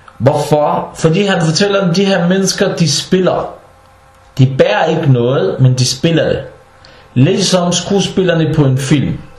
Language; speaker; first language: Danish; non-native, fluent; Arabic